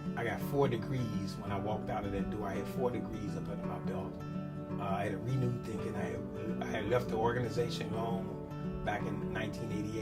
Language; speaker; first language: English; native; English